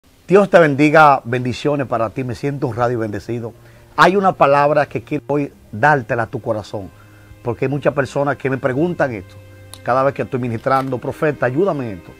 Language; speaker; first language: Spanish; native; Spanish